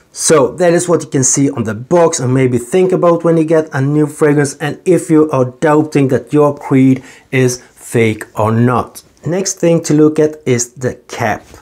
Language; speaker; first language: English; non-native, fluent; Swedish